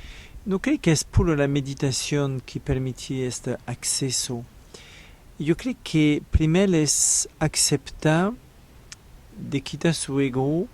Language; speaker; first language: Spanish; non-native, learner; French